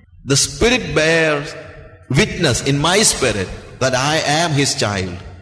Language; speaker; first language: English; non-native, local second language; Malayalam